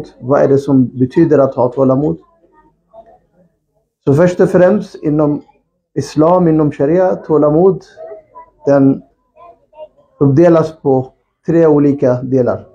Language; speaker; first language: Swedish; non-native, local second language; Urdu